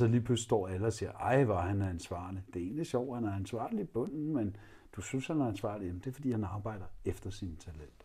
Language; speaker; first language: Danish; native; Danish